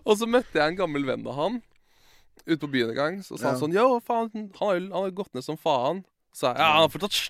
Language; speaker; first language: Norwegian; native; Norwegian